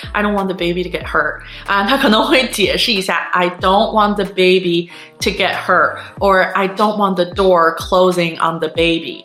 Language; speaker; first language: English; non-native, fluent; Chinese